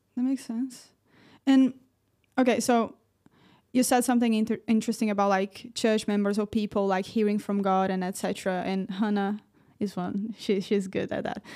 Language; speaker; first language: English; non-native, fluent; Portuguese